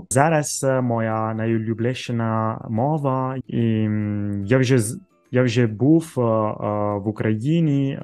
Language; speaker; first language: Ukrainian; non-native, learner; Italian